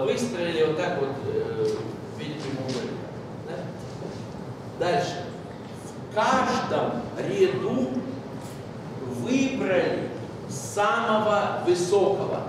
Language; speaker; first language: Russian; native; Russian